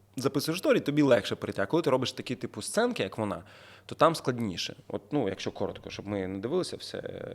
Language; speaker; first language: Ukrainian; non-native, local second language; Russian